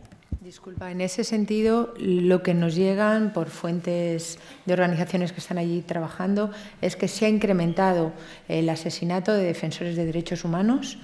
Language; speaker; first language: Spanish; native; Spanish